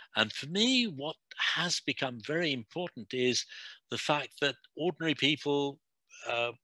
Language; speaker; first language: English; non-native, local second language; Bangla